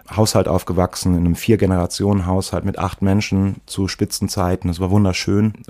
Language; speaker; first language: German; native; German